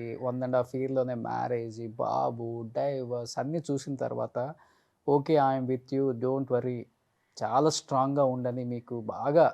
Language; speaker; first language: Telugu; native; Telugu